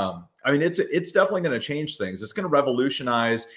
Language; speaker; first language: English; native; English